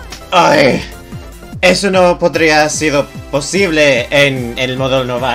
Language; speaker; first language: Spanish; non-native, learner; English